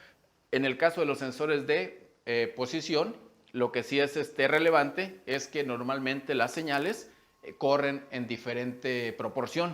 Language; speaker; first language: Spanish; native; Spanish